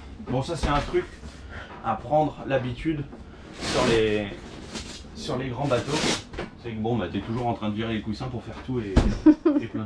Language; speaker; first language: French; native; French